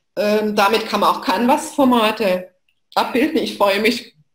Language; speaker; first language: German; native; German